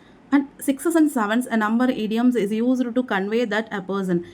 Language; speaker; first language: English; non-native, local second language; Tamil